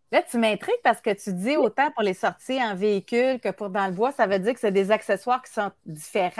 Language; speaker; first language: French; native; French